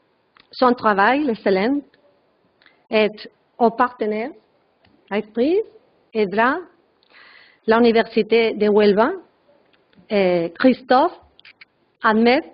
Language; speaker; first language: French; non-native, learner; Spanish